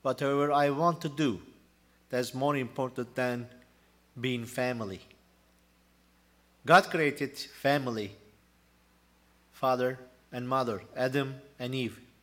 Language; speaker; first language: English; non-native, learner; Turkish